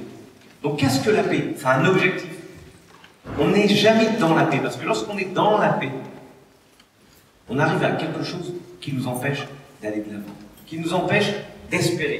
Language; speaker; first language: French; native; French